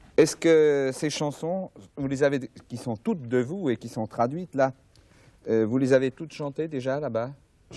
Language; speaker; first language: French; native; French